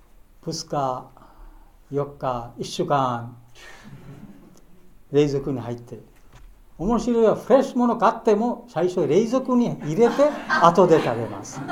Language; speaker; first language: Japanese; non-native, learner; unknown